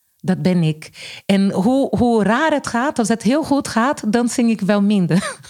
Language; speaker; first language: Dutch; non-native, fluent; Portuguese